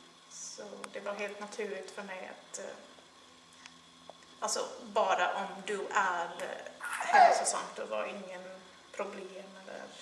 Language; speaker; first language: Swedish; non-native, fluent; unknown